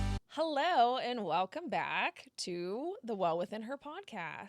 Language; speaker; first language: English; native; English